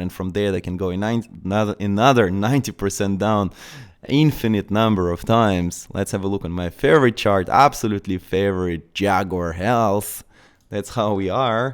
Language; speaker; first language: English; non-native, fluent; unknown